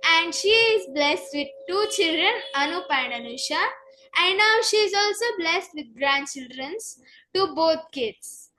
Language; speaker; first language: English; non-native, local second language; Kannada